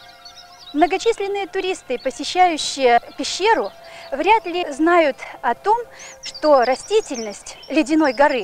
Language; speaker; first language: Russian; native; Russian